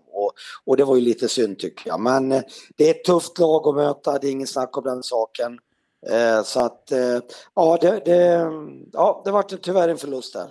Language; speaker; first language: Swedish; native; Swedish